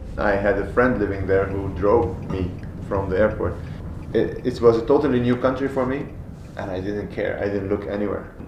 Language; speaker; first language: English; non-native, fluent; Arabic